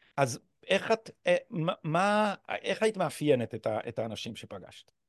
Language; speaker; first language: Hebrew; native; Hebrew